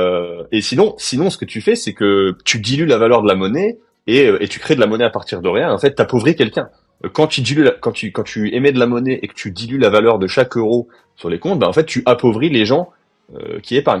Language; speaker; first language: French; native; French